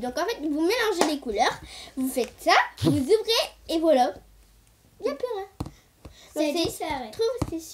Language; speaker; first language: French; native; French